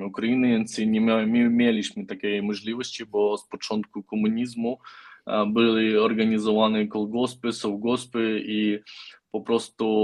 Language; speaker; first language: Polish; non-native, learner; Ukrainian